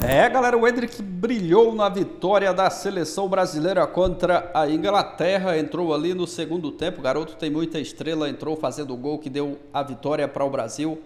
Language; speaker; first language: Portuguese; native; Portuguese